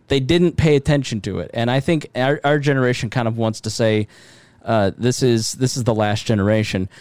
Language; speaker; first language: English; early bilingual, other home language; German